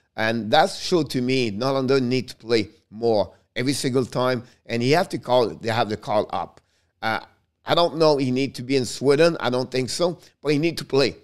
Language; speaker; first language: English; non-native, fluent; French